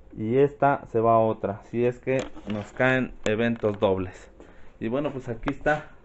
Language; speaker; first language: Spanish; native; Spanish